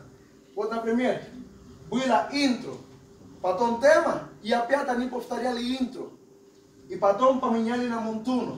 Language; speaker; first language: Russian; non-native, fluent; Spanish